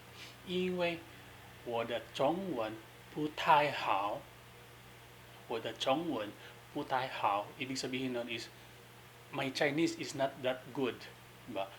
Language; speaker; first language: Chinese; non-native, fluent; Filipino